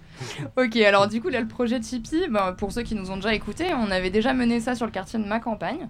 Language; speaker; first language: French; native; French